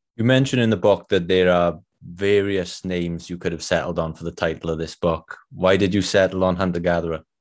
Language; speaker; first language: English; native; English